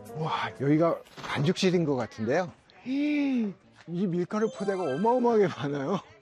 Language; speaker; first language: Korean; native; Korean